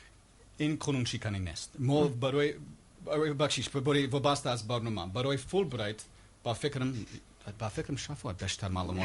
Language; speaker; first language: Persian; non-native, learner; English